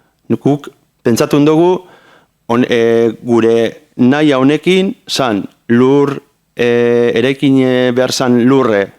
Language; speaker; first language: Basque; native; Basque